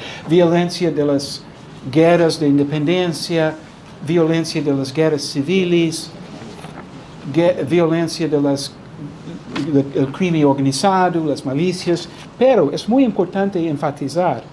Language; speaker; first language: Spanish; non-native, fluent; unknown